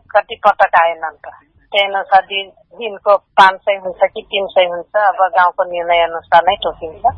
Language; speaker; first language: Nepali; non-native, local second language; Dangaura Tharu